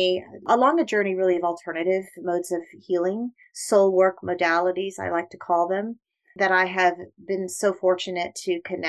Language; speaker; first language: English; native; English